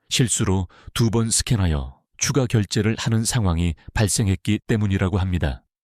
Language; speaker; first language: Korean; non-native, fluent; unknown